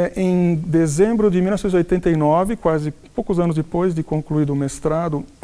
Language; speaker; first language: Portuguese; non-native, local second language; Spanish